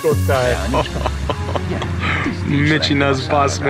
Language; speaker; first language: Hungarian; non-native, learner; English